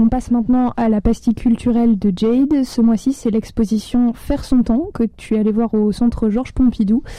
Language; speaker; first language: French; native; French